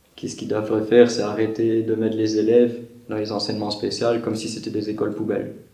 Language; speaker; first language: French; native; French